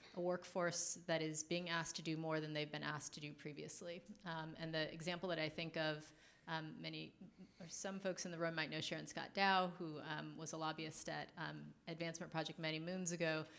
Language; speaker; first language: English; native; English